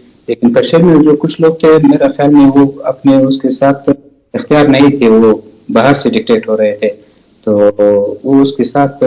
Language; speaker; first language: Urdu; non-native, fluent; Pashto